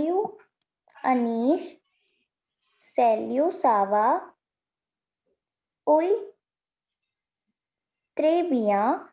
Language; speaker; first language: French; non-native, learner; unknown